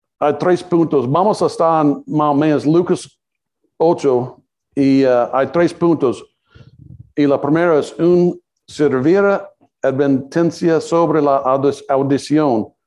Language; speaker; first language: Spanish; non-native, learner; English